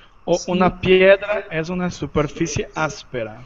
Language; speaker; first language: Spanish; non-native, learner; Portuguese